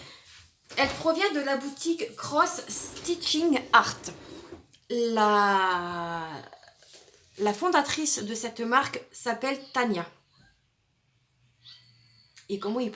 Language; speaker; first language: French; native; French